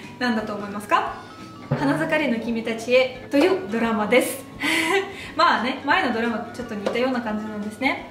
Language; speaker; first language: Japanese; non-native, fluent; Russian